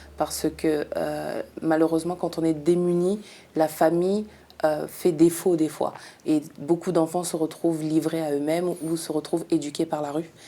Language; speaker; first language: French; native; French